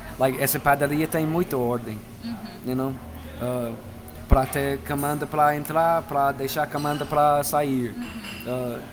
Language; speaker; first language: Portuguese; non-native, learner; English